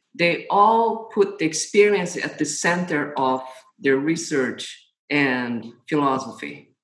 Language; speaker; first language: English; non-native, fluent; Portuguese